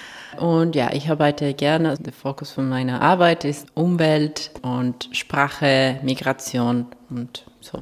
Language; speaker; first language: German; non-native, fluent; Spanish